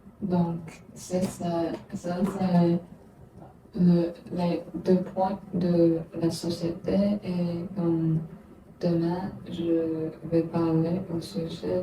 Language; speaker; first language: French; non-native, learner; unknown